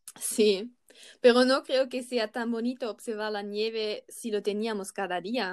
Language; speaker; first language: Spanish; non-native, learner; German